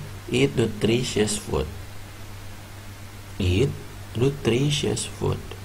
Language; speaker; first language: English; non-native, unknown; Indonesian